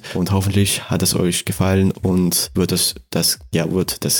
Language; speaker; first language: German; early bilingual, other home language; Russian